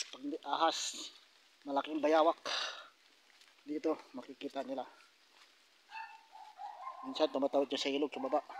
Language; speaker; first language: Filipino; native; Filipino